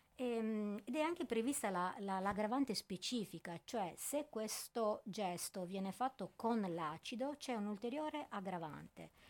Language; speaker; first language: Italian; native; Italian